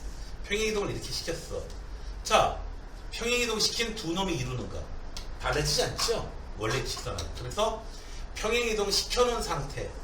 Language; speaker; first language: Korean; native; Korean